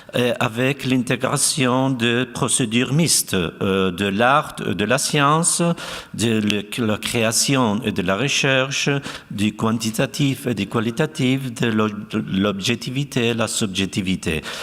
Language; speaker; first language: French; non-native, fluent; Spanish